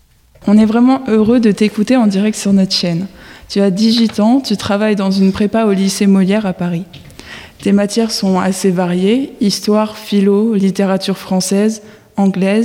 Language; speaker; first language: French; native; French